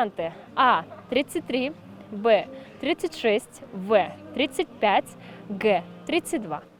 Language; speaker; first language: Russian; native; Russian